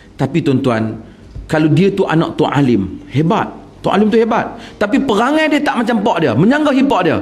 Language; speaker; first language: Malay; native; Malay